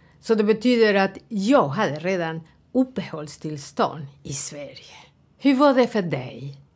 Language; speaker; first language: Swedish; non-native, fluent; Spanish